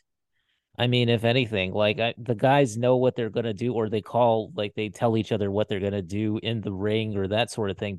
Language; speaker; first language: English; native; English